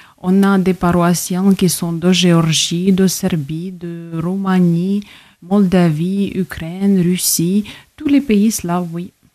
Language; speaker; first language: French; non-native, fluent; Ukrainian